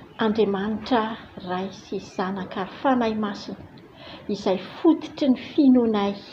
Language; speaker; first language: Malagasy; native; Malagasy